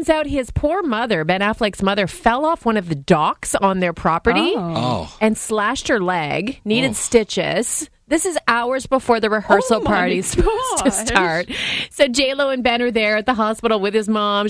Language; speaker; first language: English; native; English